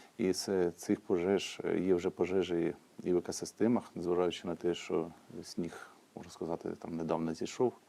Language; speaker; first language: Ukrainian; native; Ukrainian